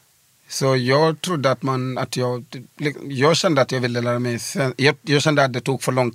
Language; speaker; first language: Swedish; early bilingual, other home language; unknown